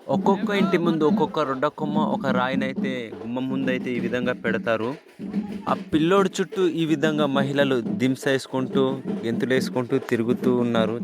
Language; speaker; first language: Telugu; non-native, local second language; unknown